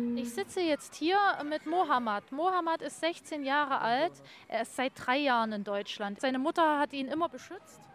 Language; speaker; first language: German; native; German